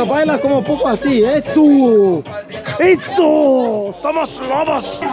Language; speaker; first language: Portuguese; non-native, learner; Swedish